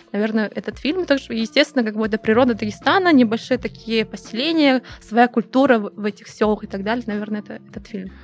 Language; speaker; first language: Russian; non-native, local second language; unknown